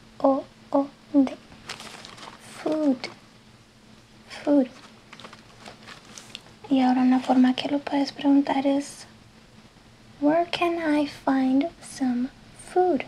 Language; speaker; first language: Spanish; early bilingual, heritage; English